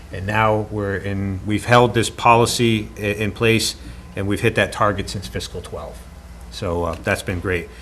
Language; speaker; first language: English; native; English